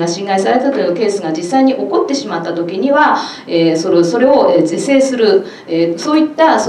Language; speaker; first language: Japanese; native; Japanese